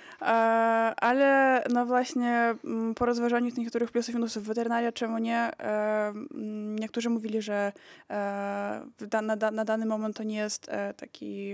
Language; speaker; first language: Polish; early bilingual, heritage; Polish